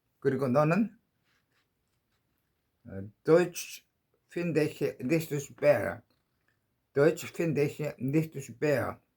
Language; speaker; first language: German; non-native, learner; Korean